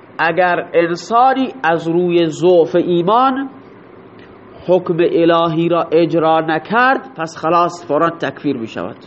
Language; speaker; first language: Persian; non-native, local second language; Baluchi